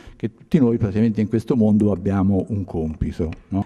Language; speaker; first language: Italian; native; Italian